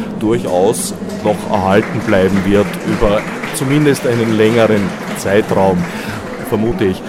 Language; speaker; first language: German; native; German